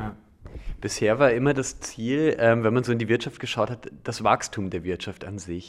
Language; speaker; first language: German; native; German